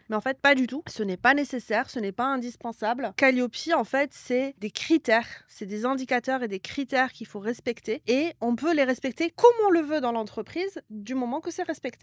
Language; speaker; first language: French; native; French